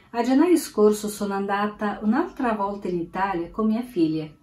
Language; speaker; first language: Italian; non-native, learner; Portuguese